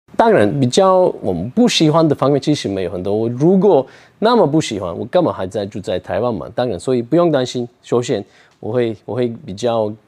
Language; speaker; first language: Chinese; non-native, fluent; Turkish